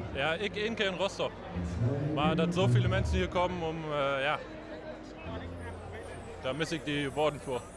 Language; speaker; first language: Dutch; non-native, fluent; German